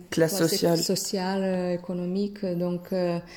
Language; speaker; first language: French; non-native, fluent; Portuguese